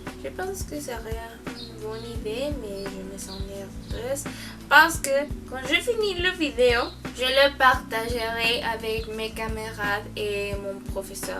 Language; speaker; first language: French; non-native, learner; Spanish